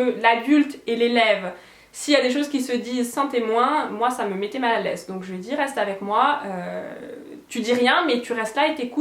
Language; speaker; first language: French; native; French